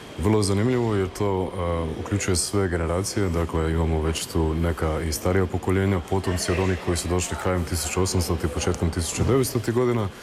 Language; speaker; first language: Croatian; early bilingual, heritage; Croatian